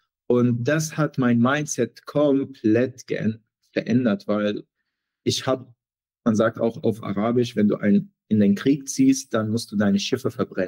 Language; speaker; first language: German; non-native, fluent; Arabic